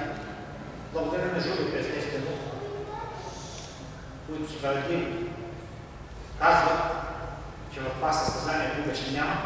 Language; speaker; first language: Bulgarian; non-native, local second language; Turkish